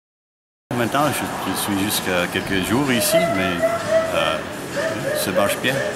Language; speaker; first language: French; non-native, fluent; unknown